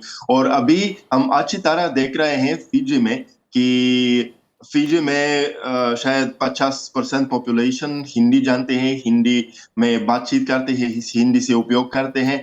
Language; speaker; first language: Hindi; non-native, fluent; Russian